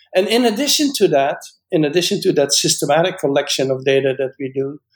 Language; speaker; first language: English; non-native, fluent; Dutch